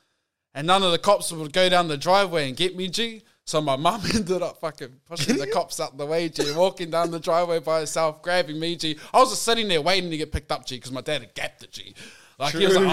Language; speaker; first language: English; native; English